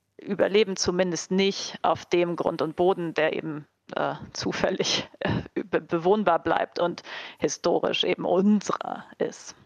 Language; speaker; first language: German; native; German